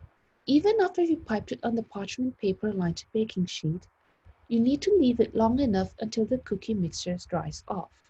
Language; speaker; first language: English; non-native, fluent; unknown